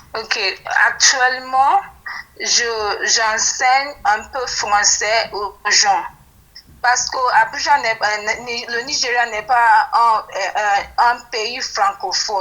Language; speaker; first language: French; non-native, fluent; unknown